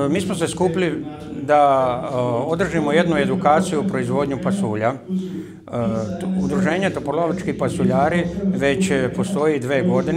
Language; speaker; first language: Serbian; native; Serbian